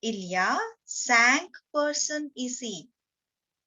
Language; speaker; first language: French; non-native, learner; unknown